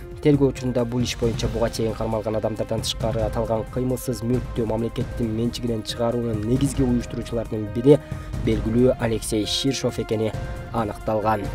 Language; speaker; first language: Kyrgyz; native; Kyrgyz